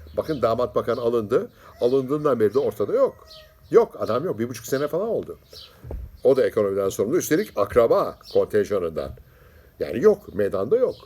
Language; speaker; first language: Turkish; native; Turkish